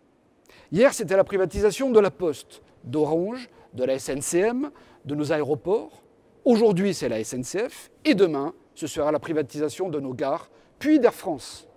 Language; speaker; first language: French; native; French